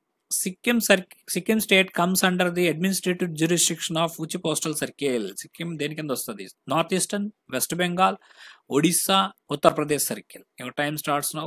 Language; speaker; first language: English; non-native, local second language; Telugu